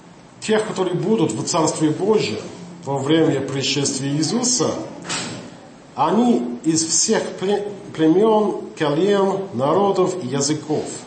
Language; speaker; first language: Russian; non-native, fluent; English